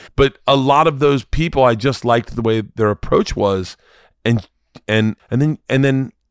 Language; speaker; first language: English; native; English